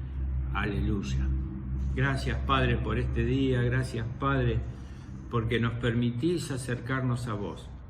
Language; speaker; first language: Spanish; native; Spanish